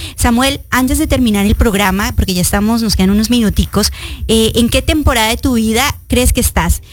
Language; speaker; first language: Spanish; native; Spanish